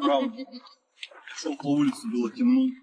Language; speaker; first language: Russian; native; Russian